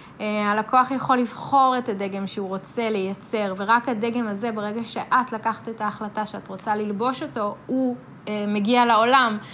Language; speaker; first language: Hebrew; native; Hebrew